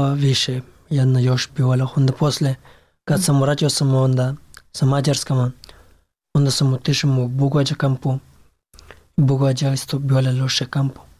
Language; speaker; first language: Serbian; non-native, learner; Pashto